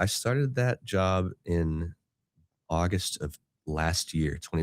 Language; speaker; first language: English; native; English